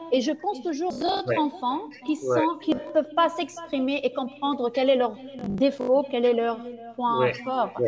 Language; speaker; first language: French; non-native, fluent; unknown